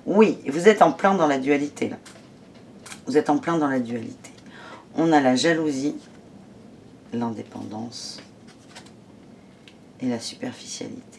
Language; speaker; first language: French; native; French